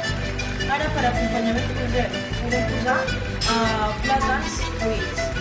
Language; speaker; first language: Catalan; early bilingual, other home language; Spanish